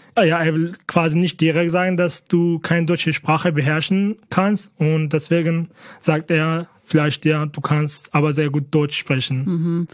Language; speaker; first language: German; non-native, fluent; Kurdish